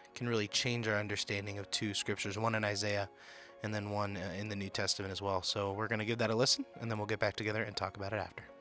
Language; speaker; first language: English; native; English